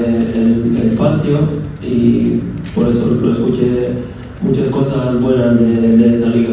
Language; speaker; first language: Spanish; non-native, fluent; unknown